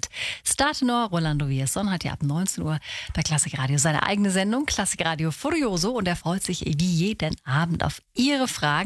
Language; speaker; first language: German; native; German